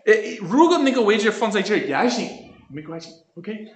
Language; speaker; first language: Chinese; non-native, learner; English